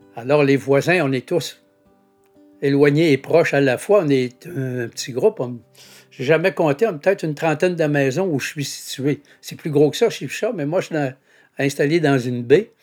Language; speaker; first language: French; native; French